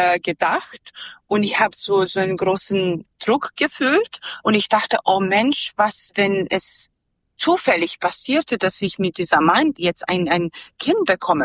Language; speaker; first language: German; non-native, learner; Serbian